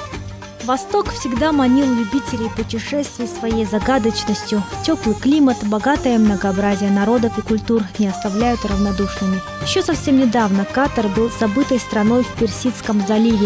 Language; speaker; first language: Russian; native; Russian